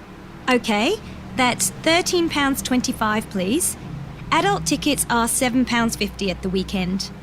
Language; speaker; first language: English; non-native, learner; Spanish